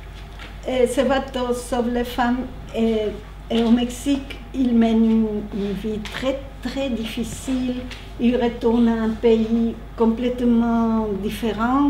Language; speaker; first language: French; non-native, learner; Spanish